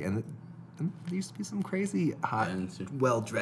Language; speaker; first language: English; native; English